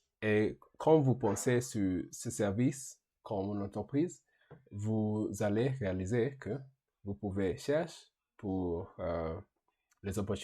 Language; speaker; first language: French; non-native, learner; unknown